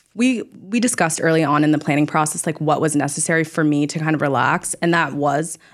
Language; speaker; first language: English; native; English